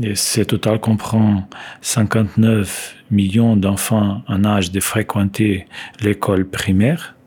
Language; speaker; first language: French; non-native, fluent; Portuguese